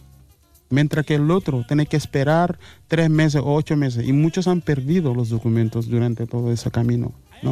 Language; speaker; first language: Spanish; non-native, fluent; Mandingo